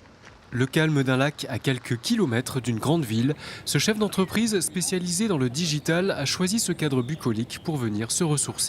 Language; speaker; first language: French; native; French